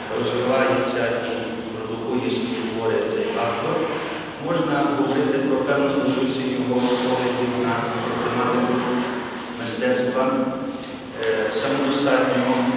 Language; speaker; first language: Ukrainian; native; Ukrainian